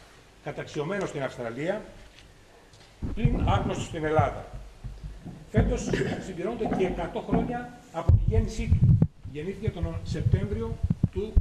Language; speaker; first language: Greek; native; Greek